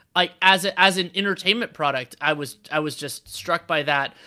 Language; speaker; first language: English; native; English